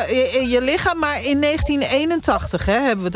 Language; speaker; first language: Dutch; native; Dutch